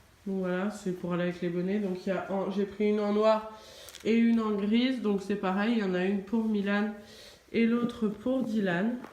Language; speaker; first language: French; native; French